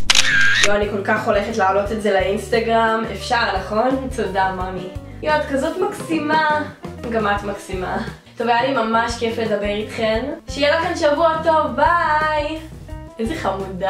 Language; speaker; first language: Hebrew; native; Hebrew